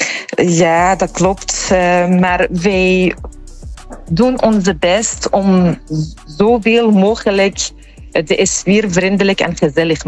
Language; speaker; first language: Dutch; non-native, fluent; Persian